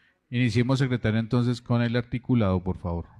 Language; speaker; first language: Spanish; native; Spanish